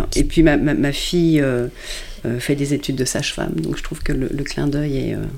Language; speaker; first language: French; native; French